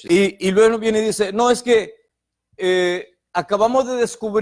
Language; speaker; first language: Spanish; native; Spanish